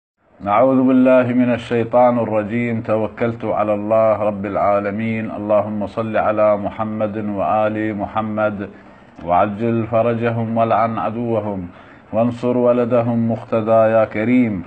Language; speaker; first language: Arabic; native; Arabic